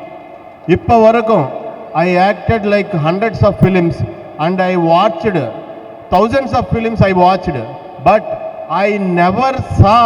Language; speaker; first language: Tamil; non-native, learner; Telugu